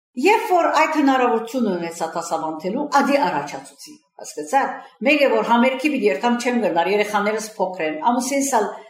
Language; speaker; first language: Armenian; early bilingual, heritage; Armenian